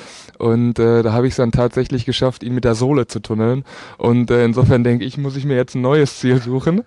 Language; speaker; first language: German; native; German